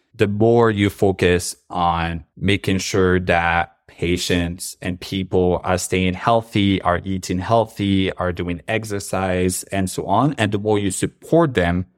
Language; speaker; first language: English; non-native, fluent; Arabic